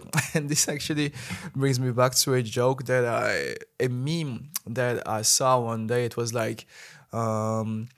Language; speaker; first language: English; non-native, fluent; Malagasy